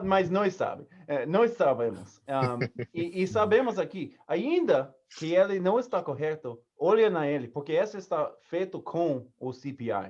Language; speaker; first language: Portuguese; non-native, learner; English